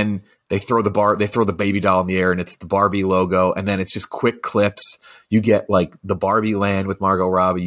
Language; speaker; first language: English; native; English